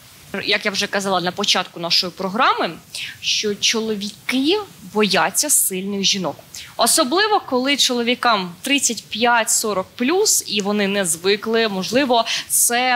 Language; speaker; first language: Ukrainian; native; Ukrainian